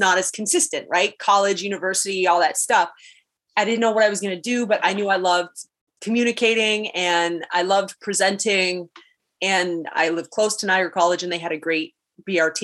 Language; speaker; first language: English; native; English